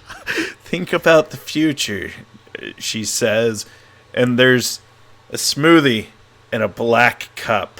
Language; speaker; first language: English; native; English